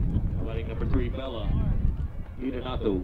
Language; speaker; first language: English; native; English